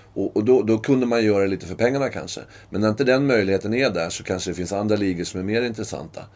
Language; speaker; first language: Swedish; native; Swedish